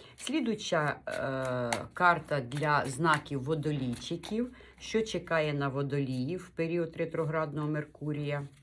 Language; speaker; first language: Ukrainian; non-native, local second language; Russian